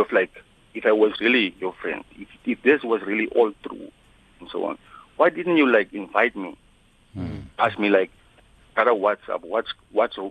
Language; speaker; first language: English; non-native, local second language; Afrikaans